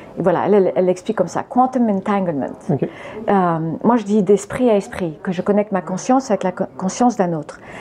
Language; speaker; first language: French; early bilingual, other home language; English